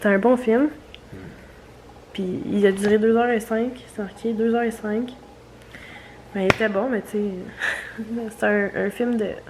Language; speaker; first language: French; native; French